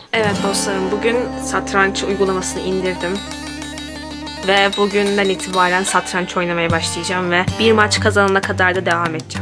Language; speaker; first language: Turkish; native; Turkish